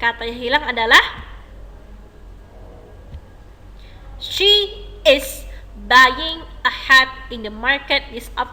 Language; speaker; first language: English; non-native, fluent; Indonesian